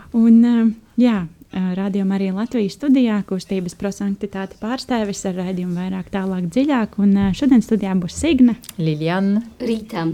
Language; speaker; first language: Latvian; native; Latvian